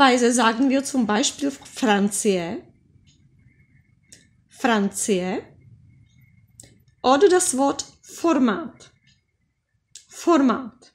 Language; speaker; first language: German; non-native, fluent; Czech